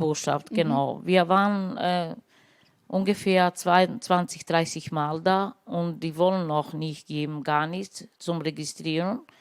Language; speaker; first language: German; non-native, learner; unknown